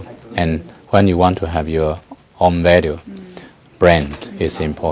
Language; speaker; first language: English; non-native, fluent; Chinese